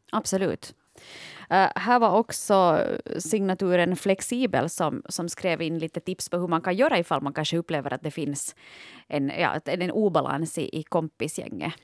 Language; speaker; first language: Swedish; native; Swedish